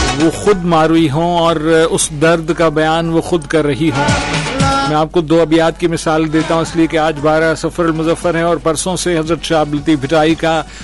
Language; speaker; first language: Urdu; non-native, local second language; Sindhi